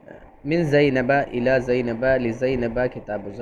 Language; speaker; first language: Arabic; non-native, fluent; Urdu